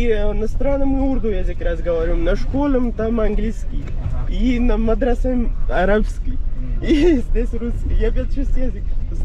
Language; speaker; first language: Russian; non-native, learner; Urdu